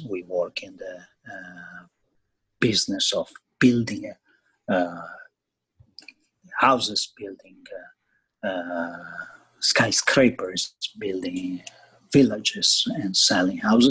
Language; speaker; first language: English; non-native, fluent; Italian